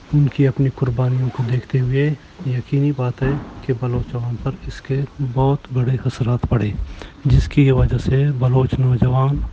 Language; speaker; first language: Urdu; non-native, local second language; Baluchi